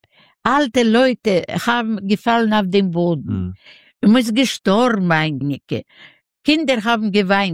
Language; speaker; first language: German; non-native, fluent; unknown